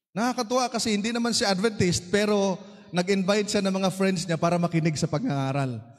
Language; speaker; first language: Filipino; native; Filipino